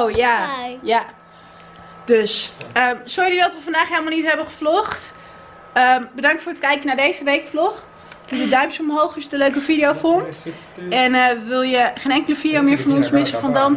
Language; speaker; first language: Dutch; native; Dutch